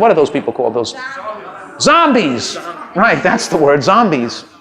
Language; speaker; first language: English; native; English